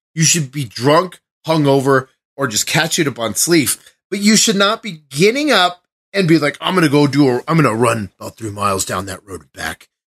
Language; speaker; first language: English; native; English